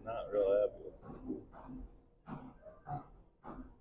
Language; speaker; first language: English; native; English